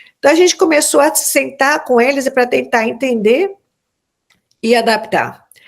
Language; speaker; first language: Portuguese; native; Portuguese